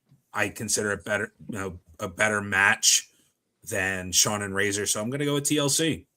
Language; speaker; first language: English; native; English